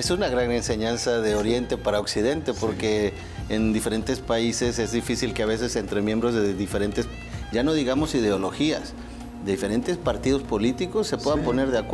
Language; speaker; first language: Spanish; native; Spanish